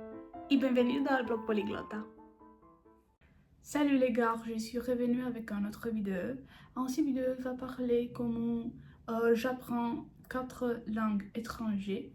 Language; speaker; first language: French; non-native, learner; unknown